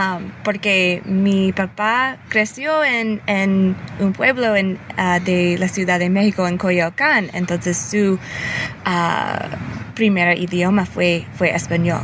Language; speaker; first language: Spanish; early bilingual, heritage; English